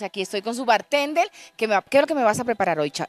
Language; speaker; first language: Spanish; native; Spanish